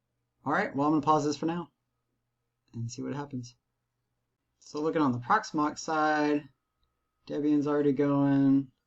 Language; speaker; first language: English; native; English